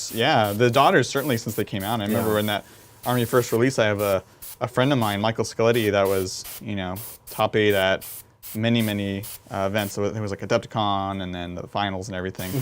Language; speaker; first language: English; native; English